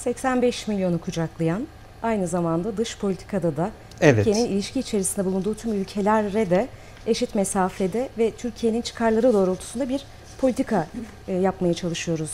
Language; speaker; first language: Turkish; native; Turkish